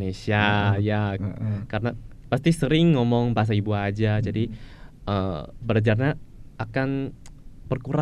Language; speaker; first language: Indonesian; non-native, fluent; Chinese